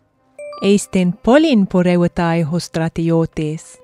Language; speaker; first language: Greek; non-native, learner; English